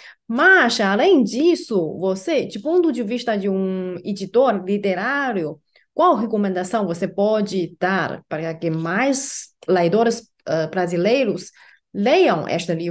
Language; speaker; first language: Portuguese; non-native, fluent; Chinese